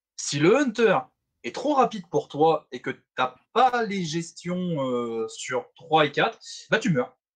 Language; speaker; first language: French; native; French